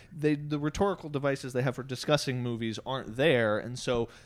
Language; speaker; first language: English; native; English